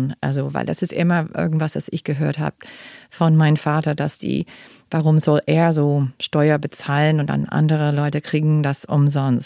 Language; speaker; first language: German; non-native, fluent; English